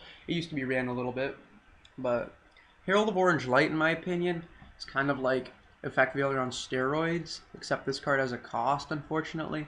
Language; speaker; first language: English; native; English